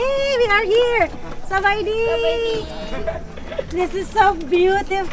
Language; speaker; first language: English; non-native, fluent; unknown